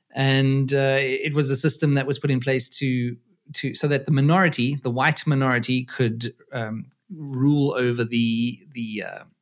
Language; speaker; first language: English; native; English